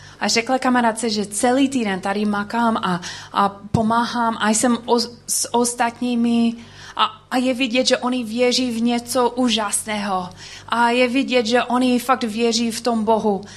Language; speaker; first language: Czech; non-native, learner; English